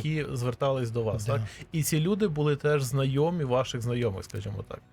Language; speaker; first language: Ukrainian; native; Ukrainian